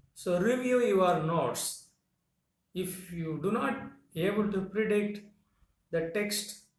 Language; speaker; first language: English; non-native, local second language; Tamil